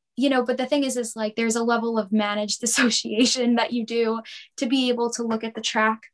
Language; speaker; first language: English; native; English